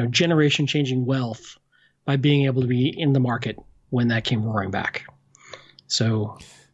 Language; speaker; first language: English; native; English